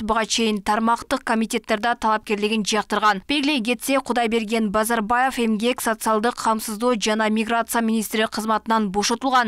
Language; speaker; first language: Kyrgyz; native; Kyrgyz